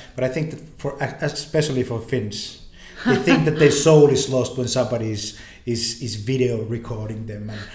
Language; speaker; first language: English; native; English